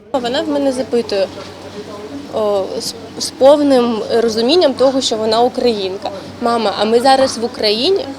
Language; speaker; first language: Ukrainian; non-native, local second language; Russian